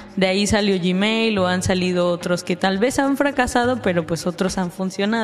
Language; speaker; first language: Spanish; native; Spanish